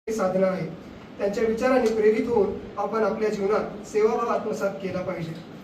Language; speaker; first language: Marathi; non-native, local second language; Lambadi